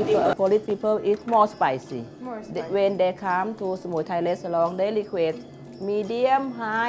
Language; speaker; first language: English; non-native, learner; Thai